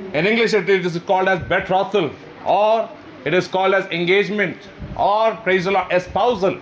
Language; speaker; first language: Hindi; non-native, local second language; Marathi